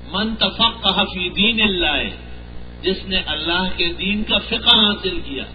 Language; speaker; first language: Urdu; non-native, local second language; Pashto